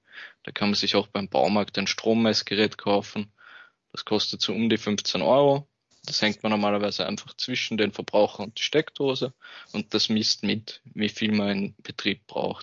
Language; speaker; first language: German; native; German